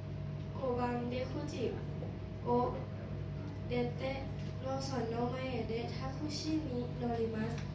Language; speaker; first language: Japanese; non-native, learner; Thai